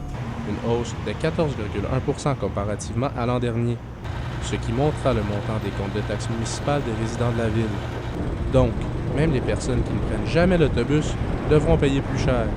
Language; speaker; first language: French; native; French